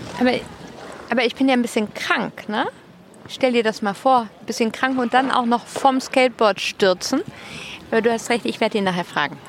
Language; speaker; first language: German; native; German